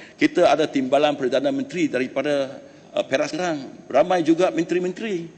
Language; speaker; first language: Malay; non-native, local second language; Chinese